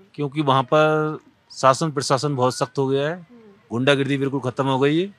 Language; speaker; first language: Hindi; native; Hindi